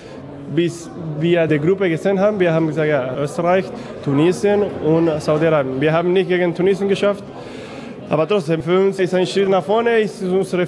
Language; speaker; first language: German; non-native, fluent; Spanish